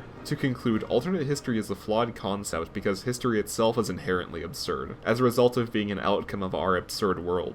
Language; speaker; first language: English; native; English